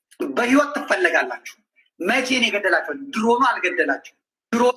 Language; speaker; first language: Amharic; native; Amharic